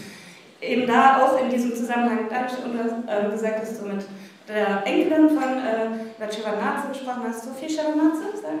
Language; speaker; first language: German; native; German